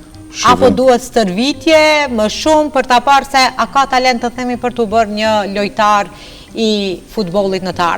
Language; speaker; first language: Albanian; native; Albanian